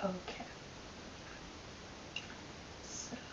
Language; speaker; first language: English; native; English